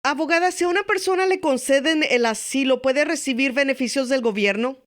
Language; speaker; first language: Spanish; native; Spanish